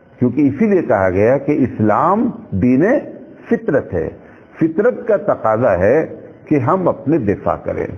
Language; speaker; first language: Urdu; native; Urdu